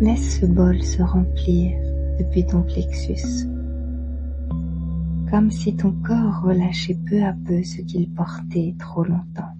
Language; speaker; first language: French; native; French